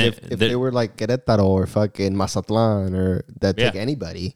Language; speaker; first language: English; early bilingual, other home language; Spanish